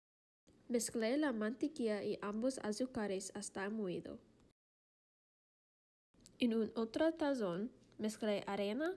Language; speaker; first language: Spanish; non-native, learner; English